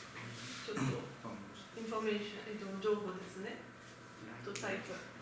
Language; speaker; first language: Japanese; non-native, learner; French